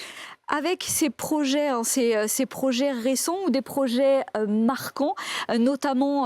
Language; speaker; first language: French; native; French